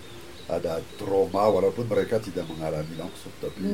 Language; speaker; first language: Indonesian; non-native, fluent; French